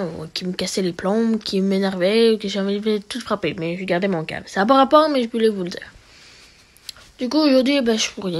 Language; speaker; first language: French; native; French